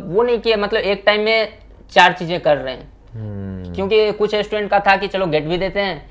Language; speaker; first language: Hindi; native; Hindi